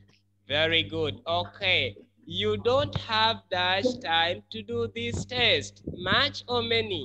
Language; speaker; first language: English; non-native, fluent; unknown